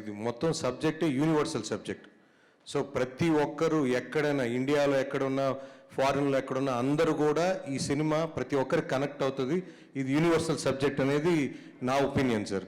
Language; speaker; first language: Telugu; native; Telugu